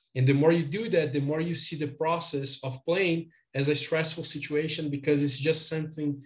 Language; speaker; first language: English; non-native, fluent; Portuguese